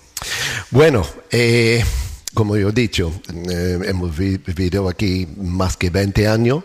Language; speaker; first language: Spanish; non-native, learner; English